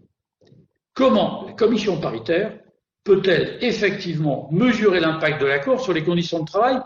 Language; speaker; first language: French; native; French